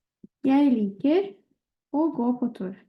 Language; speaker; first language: Norwegian; non-native, fluent; Lithuanian